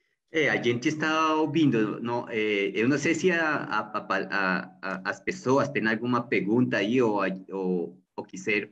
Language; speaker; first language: Portuguese; non-native, learner; Spanish